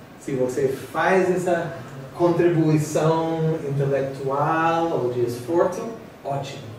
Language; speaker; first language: Portuguese; non-native, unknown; English